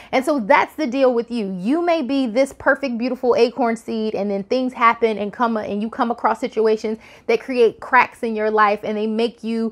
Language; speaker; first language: English; native; English